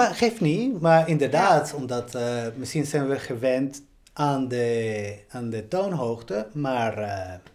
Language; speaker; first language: Dutch; non-native, fluent; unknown